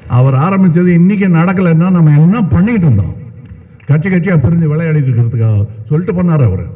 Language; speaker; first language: Tamil; native; Tamil